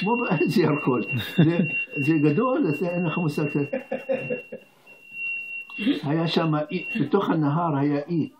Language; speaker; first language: Hebrew; non-native, fluent; Arabic